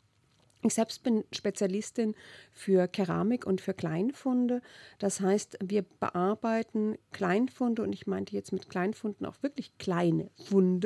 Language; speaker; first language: German; native; German